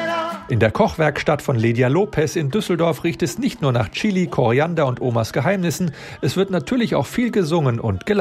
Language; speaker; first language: German; native; German